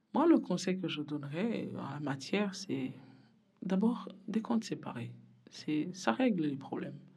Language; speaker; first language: French; non-native, local second language; Rundi